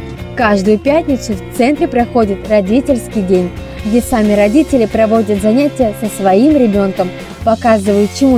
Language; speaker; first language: Russian; native; Russian